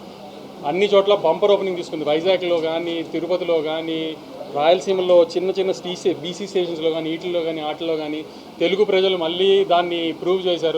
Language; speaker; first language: Telugu; native; Telugu